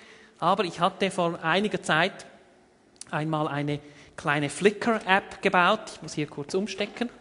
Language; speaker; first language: German; native; German